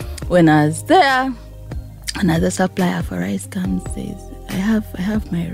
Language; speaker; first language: English; non-native, local second language; Ganda